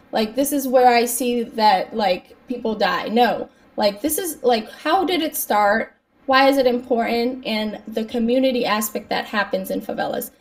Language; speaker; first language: English; native; English